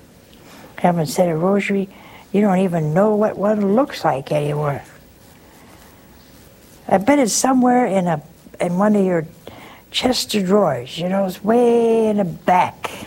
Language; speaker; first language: English; native; English